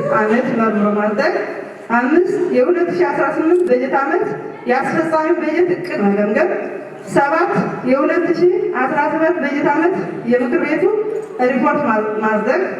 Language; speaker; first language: Amharic; non-native, local second language; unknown